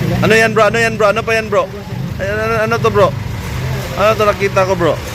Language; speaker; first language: Filipino; non-native, local second language; Cebuano